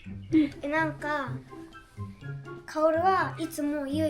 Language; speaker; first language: Japanese; early bilingual, other home language; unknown